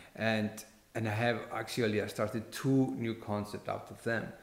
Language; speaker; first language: English; non-native, fluent; Icelandic